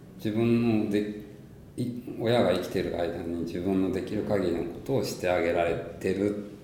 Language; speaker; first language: Japanese; early bilingual, heritage; Japanese